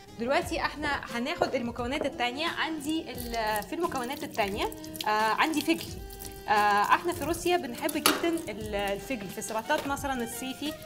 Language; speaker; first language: Arabic; non-native, fluent; Russian